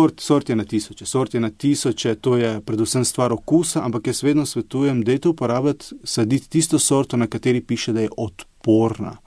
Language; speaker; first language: Slovenian; early bilingual, other home language; Bosnian